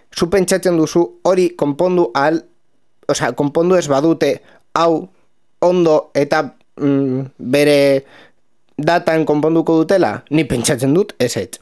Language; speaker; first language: Basque; non-native, local second language; Spanish